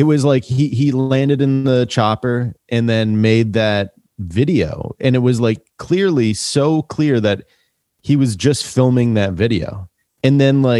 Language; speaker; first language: English; native; English